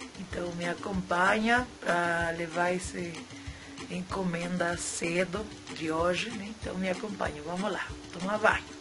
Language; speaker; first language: Portuguese; non-native, fluent; Spanish